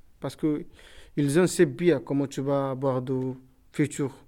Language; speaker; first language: French; non-native, learner; Bangla